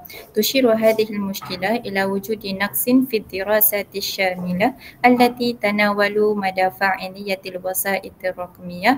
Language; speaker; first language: Arabic; non-native, learner; Malay